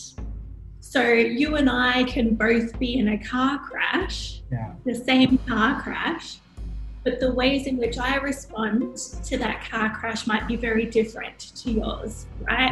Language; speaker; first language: English; native; English